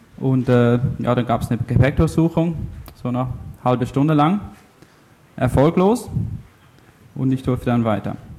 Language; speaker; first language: German; early bilingual, other home language; Italian